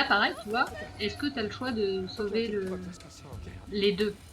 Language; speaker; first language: French; native; French